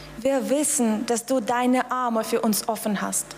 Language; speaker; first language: German; non-native, fluent; Russian